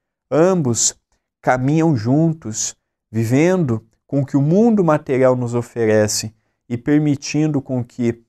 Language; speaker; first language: Portuguese; native; Portuguese